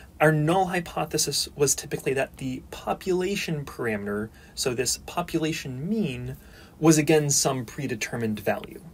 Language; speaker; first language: English; native; English